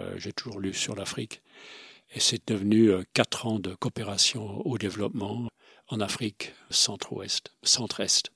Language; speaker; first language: French; non-native, local second language; Swiss German